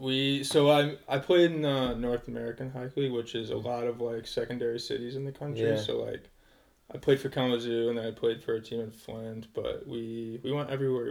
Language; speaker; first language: English; native; English